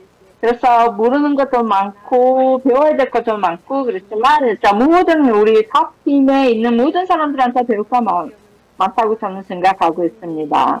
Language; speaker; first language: Korean; non-native, fluent; Mongolian